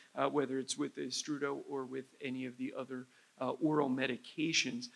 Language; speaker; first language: English; native; English